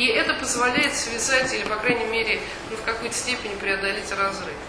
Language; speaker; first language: Russian; native; Russian